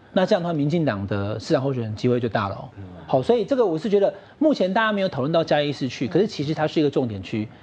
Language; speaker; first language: Chinese; native; Chinese